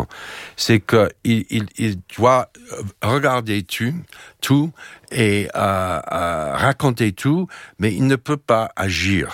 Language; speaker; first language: French; non-native, fluent; English